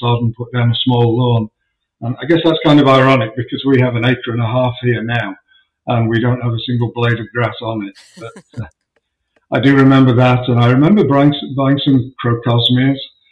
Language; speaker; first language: English; native; English